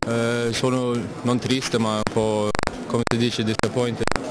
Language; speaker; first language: Italian; non-native, learner; German